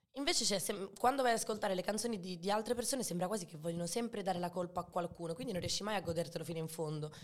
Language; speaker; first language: Italian; early bilingual, other home language; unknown